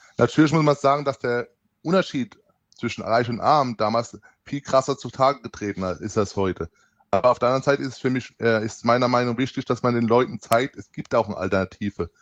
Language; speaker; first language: German; native; German